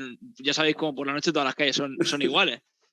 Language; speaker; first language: Spanish; native; Spanish